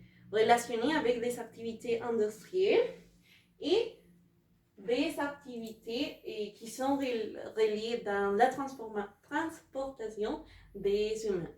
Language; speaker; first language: French; non-native, learner; Spanish